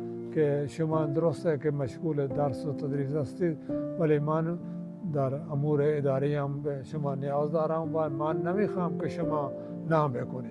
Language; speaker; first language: Persian; non-native, fluent; Urdu